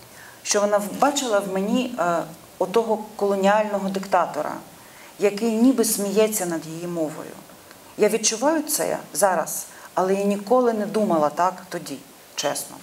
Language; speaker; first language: Ukrainian; non-native, local second language; Russian